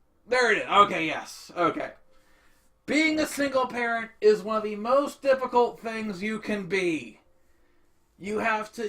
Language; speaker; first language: English; native; English